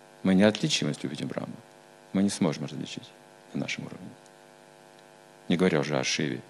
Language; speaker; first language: Russian; native; Russian